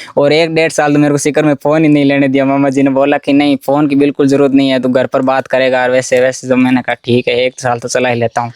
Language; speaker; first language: Hindi; native; Hindi